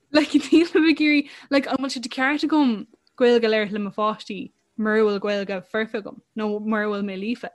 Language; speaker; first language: Irish; non-native, local second language; English